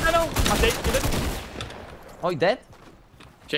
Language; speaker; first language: English; non-native, learner; Portuguese